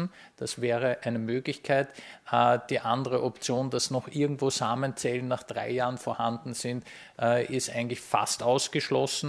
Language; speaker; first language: German; native; German